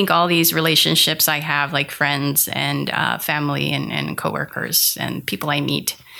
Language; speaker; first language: English; non-native, local second language; Filipino